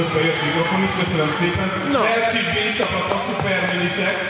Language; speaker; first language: Hungarian; native; Hungarian